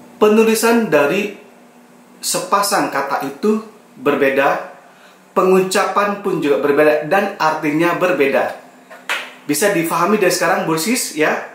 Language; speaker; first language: Indonesian; native; Indonesian